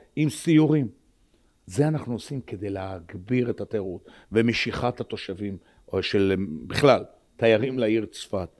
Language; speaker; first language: Hebrew; native; Hebrew